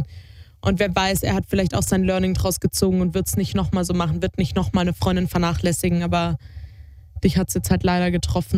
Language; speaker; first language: German; native; German